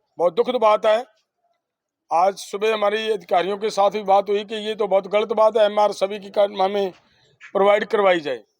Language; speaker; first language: Hindi; non-native, local second language; Punjabi